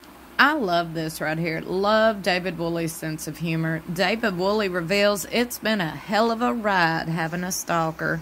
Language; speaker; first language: English; native; English